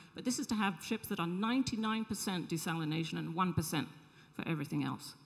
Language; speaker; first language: English; native; English